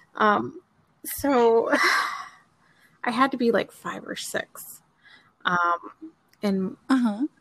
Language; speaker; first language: English; native; English